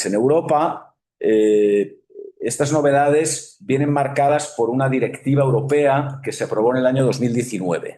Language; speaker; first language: Spanish; native; Spanish